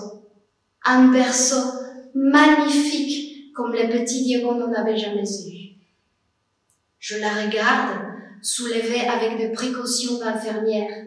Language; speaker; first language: French; non-native, fluent; Spanish